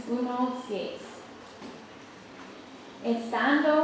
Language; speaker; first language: Spanish; non-native, learner; English